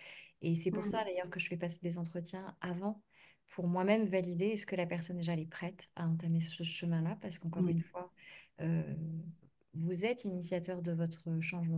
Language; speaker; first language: French; native; French